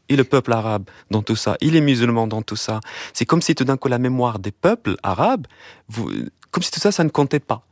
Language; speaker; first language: French; non-native, local second language; Arabic